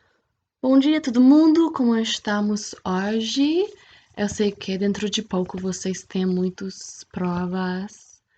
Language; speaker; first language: Portuguese; non-native, fluent; English